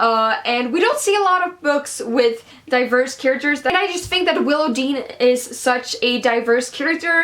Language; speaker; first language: English; non-native, fluent; Swedish